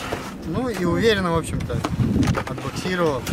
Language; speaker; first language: Russian; native; Russian